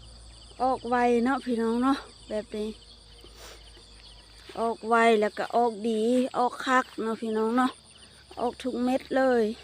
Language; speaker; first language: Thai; non-native, local second language; Lao